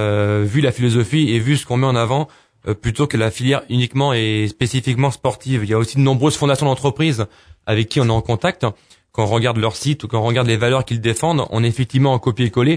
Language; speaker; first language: French; native; French